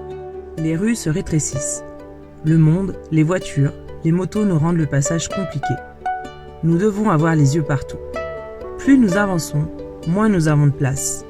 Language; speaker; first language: French; native; French